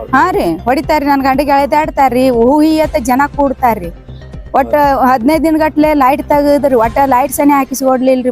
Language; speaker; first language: Kannada; native; Kannada